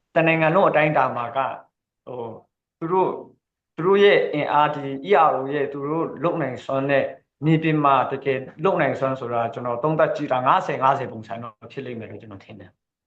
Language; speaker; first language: Burmese; non-native, local second language; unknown